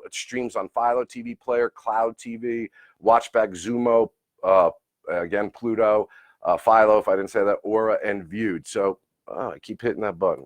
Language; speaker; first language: English; native; English